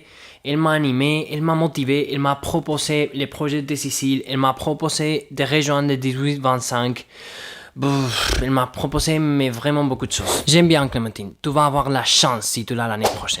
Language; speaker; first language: French; non-native, fluent; Spanish